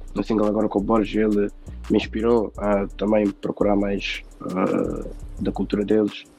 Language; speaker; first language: Portuguese; native; Portuguese